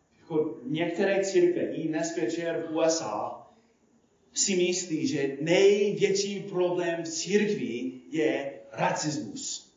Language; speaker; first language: Czech; non-native, fluent; English